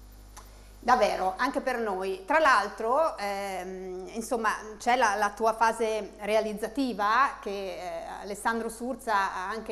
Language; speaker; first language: Italian; native; Italian